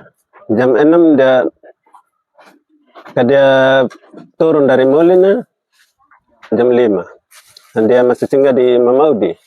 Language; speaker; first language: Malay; non-native, local second language; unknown